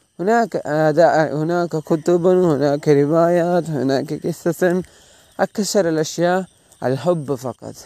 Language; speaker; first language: Arabic; non-native, learner; Malayalam